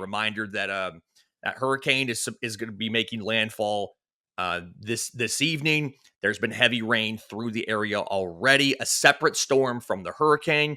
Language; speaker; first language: English; native; English